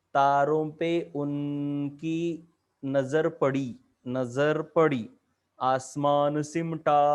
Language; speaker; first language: Hindi; non-native, local second language; Marathi